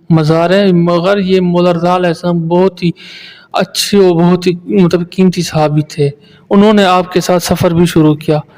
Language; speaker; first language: Urdu; native; Urdu